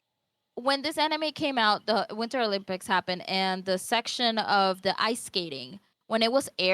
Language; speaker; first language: English; native; English